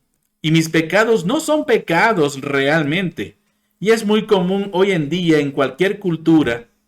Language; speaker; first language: Spanish; non-native, fluent; English